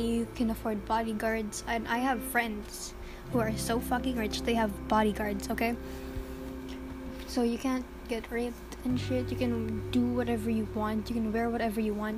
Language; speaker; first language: English; non-native, local second language; Filipino